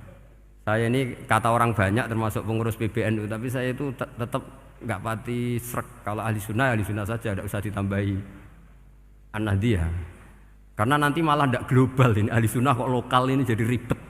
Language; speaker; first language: Indonesian; non-native, local second language; Javanese